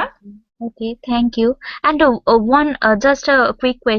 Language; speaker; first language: English; non-native, local second language; Hindi